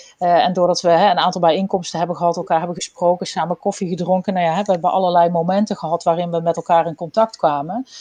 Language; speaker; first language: Dutch; native; Dutch